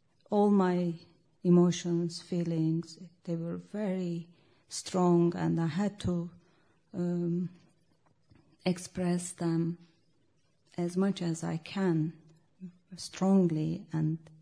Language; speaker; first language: English; non-native, fluent; Turkish